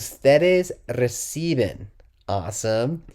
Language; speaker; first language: Spanish; non-native, learner; English